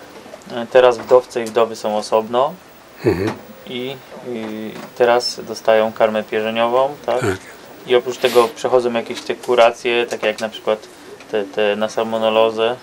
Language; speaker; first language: Polish; native; Polish